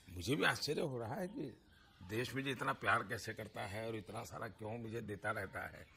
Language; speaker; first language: Hindi; non-native, local second language; Gujarati